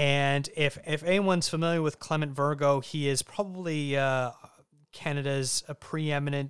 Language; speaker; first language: English; native; English